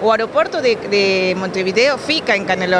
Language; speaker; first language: Portuguese; non-native, learner; Spanish